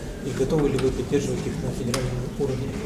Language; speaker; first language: Russian; native; Russian